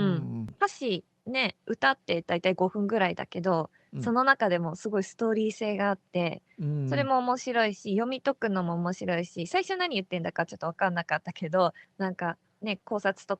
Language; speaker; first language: Japanese; native; Japanese